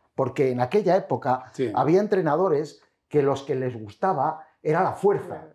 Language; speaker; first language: Spanish; native; Spanish